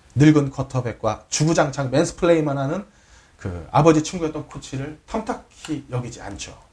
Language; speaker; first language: Korean; native; Korean